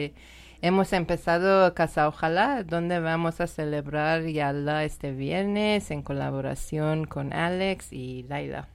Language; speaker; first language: Spanish; non-native, learner; Persian